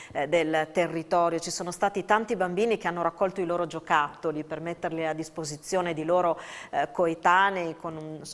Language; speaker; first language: Italian; native; Italian